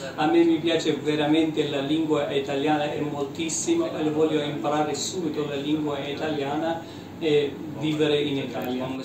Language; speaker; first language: Italian; non-native, learner; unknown